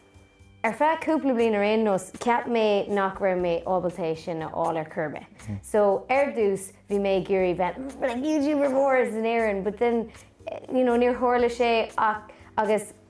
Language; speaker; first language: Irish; non-native, local second language; English